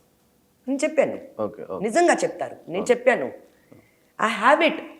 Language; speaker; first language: Telugu; non-native, local second language; Hindi